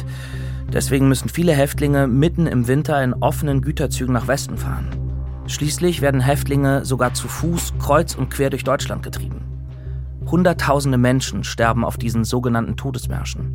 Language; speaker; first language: German; native; German